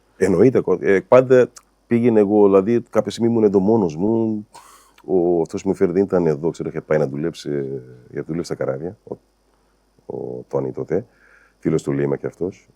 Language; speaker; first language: Greek; non-native, fluent; Portuguese